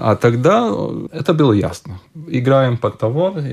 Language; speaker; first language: Russian; non-native, local second language; Latvian